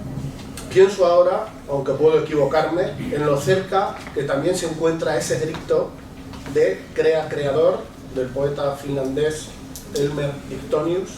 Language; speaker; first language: Spanish; native; Spanish